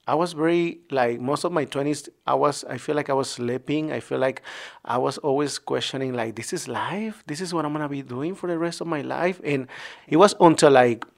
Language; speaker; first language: English; non-native, fluent; Spanish